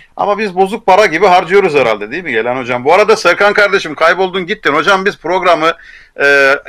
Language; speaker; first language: Turkish; native; Turkish